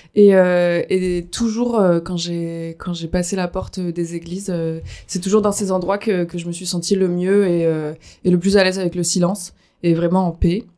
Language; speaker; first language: French; native; French